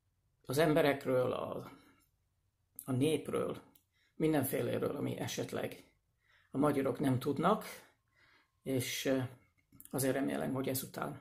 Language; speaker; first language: Hungarian; non-native, fluent; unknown